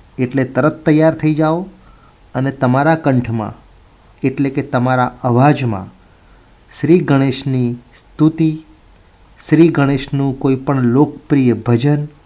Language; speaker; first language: Gujarati; native; Gujarati